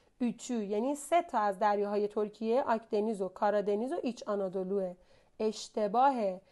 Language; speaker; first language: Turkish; non-native, fluent; Persian